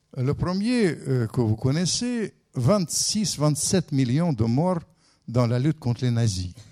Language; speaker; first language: French; non-native, fluent; Russian